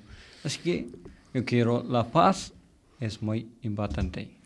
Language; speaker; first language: Spanish; non-native, learner; Tamil